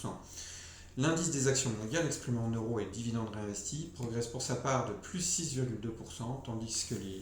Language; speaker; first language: French; native; French